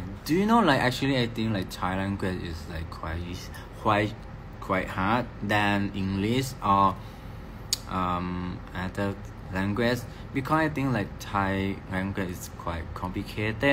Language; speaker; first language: English; non-native, learner; Thai